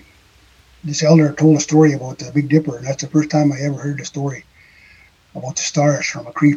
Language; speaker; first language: English; native; English